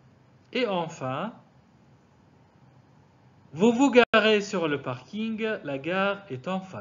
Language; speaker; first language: French; non-native, fluent; Arabic